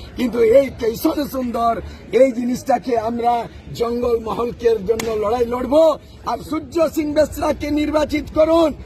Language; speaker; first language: Bangla; non-native, local second language; Santali